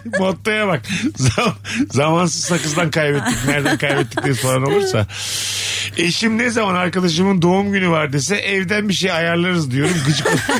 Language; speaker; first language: Turkish; native; Turkish